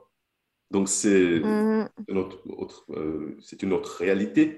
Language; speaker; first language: French; non-native, fluent; Portuguese